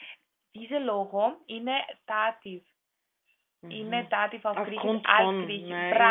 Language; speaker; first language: Greek; non-native, learner; German